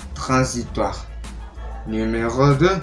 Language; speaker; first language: French; non-native, learner; Spanish